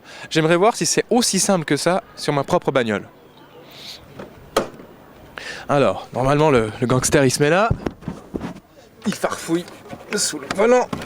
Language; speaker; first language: French; native; French